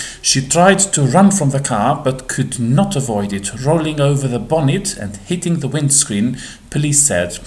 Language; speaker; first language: English; non-native, fluent; Albanian